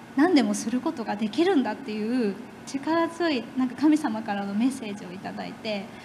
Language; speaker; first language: Japanese; native; Japanese